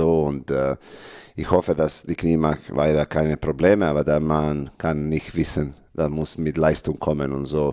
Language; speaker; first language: German; non-native, learner; Serbian